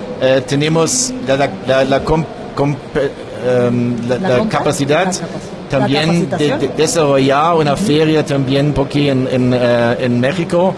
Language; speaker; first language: Spanish; non-native, learner; German